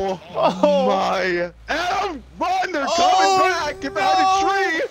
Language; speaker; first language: English; native; English